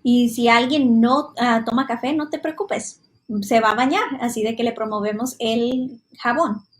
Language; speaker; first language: Spanish; non-native, fluent; Hungarian